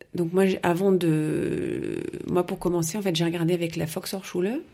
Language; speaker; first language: French; native; French